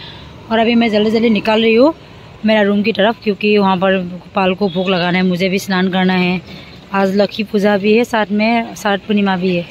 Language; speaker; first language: Hindi; non-native, local second language; Assamese